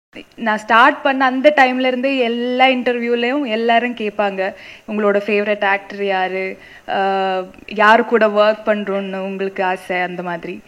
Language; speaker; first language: Tamil; non-native, fluent; Malayalam